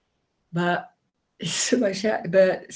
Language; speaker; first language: French; non-native, learner; Dutch